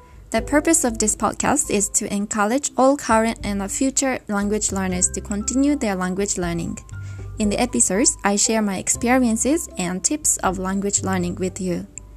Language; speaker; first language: English; non-native, fluent; Japanese